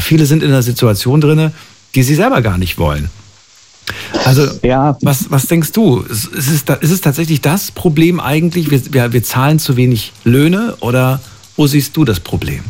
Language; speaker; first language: German; native; German